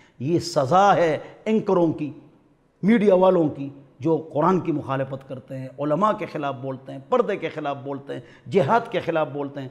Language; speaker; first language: Urdu; non-native, local second language; Pashto